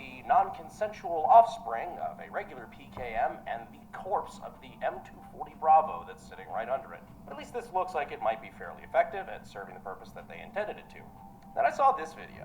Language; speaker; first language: English; native; English